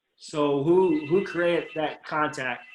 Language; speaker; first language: English; native; English